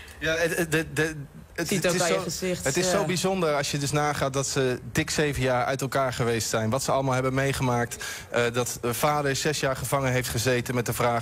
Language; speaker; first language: Dutch; native; Dutch